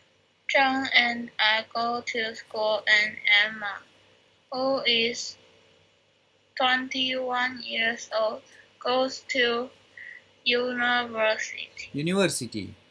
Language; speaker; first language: English; non-native, learner; Chinese